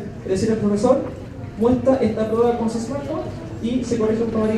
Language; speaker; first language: Spanish; native; Spanish